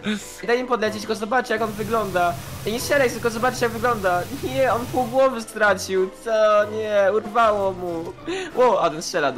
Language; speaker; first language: Polish; native; Polish